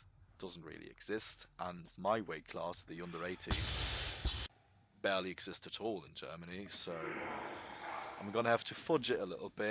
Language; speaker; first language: English; non-native, fluent; German